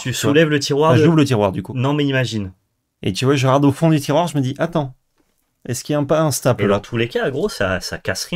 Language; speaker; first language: French; native; French